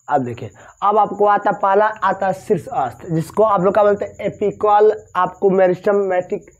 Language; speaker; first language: Hindi; native; Hindi